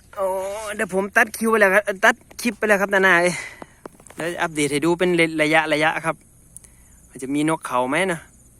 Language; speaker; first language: Thai; native; Thai